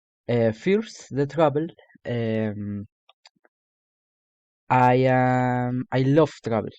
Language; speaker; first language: English; non-native, learner; Spanish